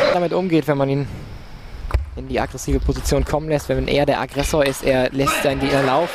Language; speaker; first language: German; native; German